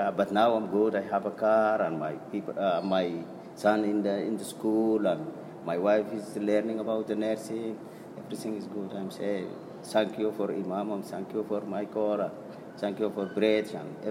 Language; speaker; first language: English; non-native, learner; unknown